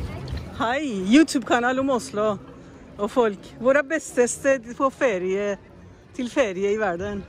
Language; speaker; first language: Norwegian; non-native, learner; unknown